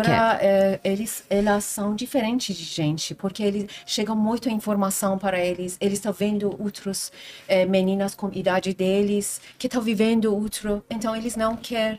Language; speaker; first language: Portuguese; non-native, learner; Persian